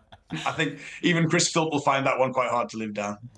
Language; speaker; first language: English; native; English